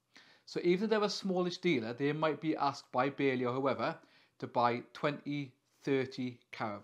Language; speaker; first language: English; native; English